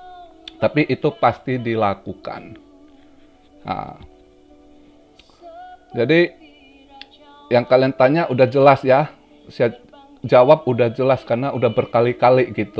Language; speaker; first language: Indonesian; native; Indonesian